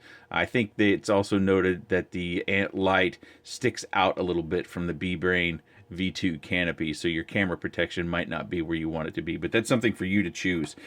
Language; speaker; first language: English; native; English